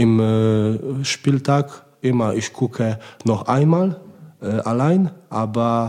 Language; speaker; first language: German; non-native, learner; Polish